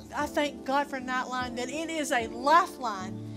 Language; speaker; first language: English; native; English